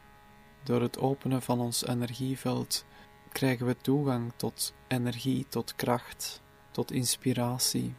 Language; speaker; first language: Dutch; native; Dutch